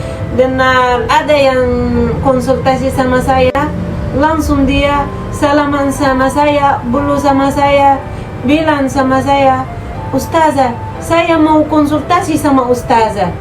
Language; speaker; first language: Indonesian; non-native, fluent; Arabic